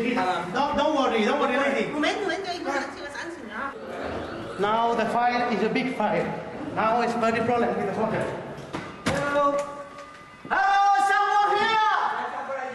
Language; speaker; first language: English; non-native, learner; Spanish